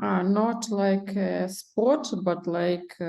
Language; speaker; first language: English; non-native, learner; Russian